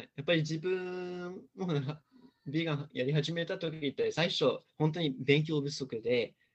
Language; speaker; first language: Japanese; non-native, fluent; English